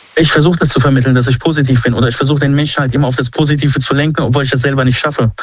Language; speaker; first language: German; early bilingual, other home language; Arabic